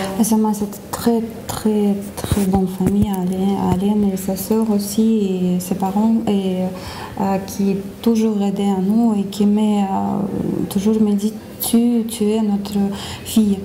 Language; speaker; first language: French; non-native, learner; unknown